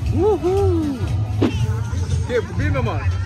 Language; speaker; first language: German; early bilingual, other home language; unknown